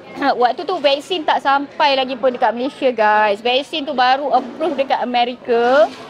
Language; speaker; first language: Malay; non-native, local second language; Tamil